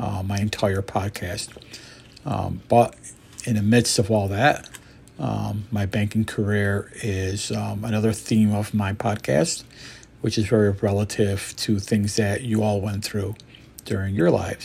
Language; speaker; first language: English; native; English